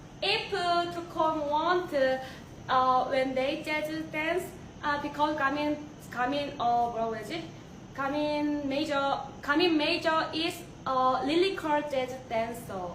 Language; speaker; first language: English; non-native, learner; Korean